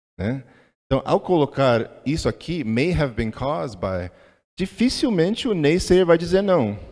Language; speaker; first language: Portuguese; non-native, fluent; English